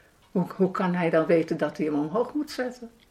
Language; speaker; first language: Dutch; native; Dutch